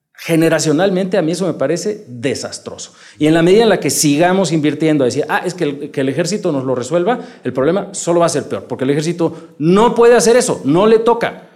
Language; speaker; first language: Spanish; native; Spanish